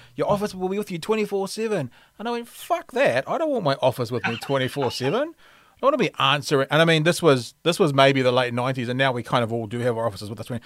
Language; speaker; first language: English; native; English